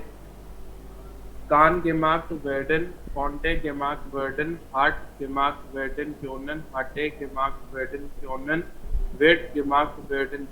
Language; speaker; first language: German; non-native, learner; Hindi